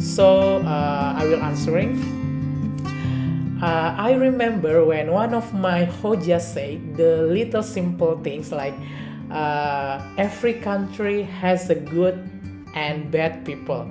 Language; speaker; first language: English; non-native, learner; Indonesian